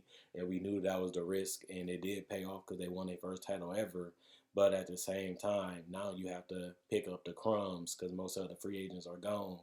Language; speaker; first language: English; native; English